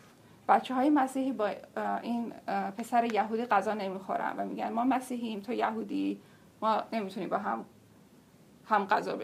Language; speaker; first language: Persian; non-native, local second language; Armenian